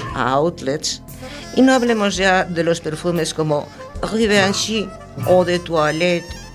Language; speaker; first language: Spanish; non-native, local second language; Galician